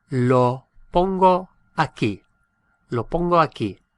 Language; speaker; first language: Spanish; non-native, fluent; English